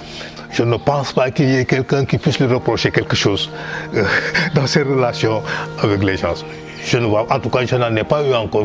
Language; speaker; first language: French; non-native, local second language; Wolof